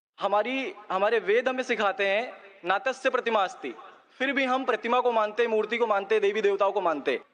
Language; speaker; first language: Hindi; native; Hindi